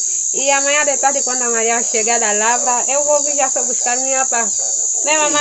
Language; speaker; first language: Portuguese; non-native, local second language; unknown